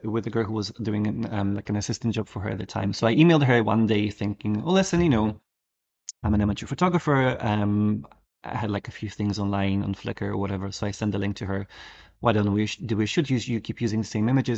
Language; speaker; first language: English; non-native, fluent; Polish